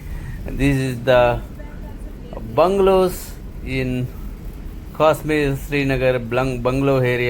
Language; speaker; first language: Hindi; non-native, local second language; Kannada